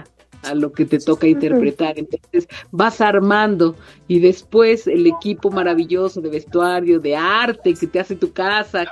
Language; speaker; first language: Spanish; native; Spanish